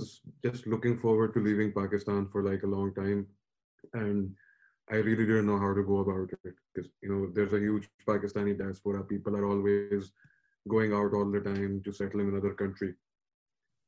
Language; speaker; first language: English; non-native, local second language; Urdu